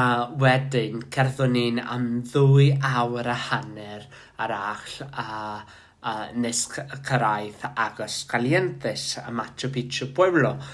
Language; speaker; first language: Welsh; non-native, learner; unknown